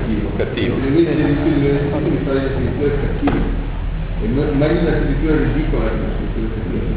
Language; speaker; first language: Italian; native; Italian